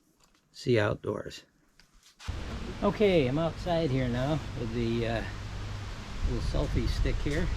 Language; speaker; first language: English; native; English